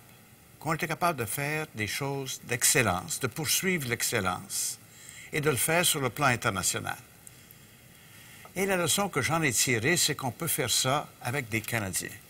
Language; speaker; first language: French; native; French